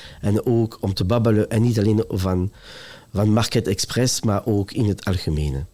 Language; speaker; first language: Dutch; non-native, local second language; French